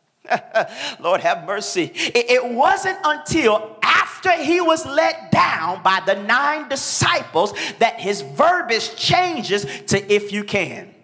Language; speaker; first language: English; native; English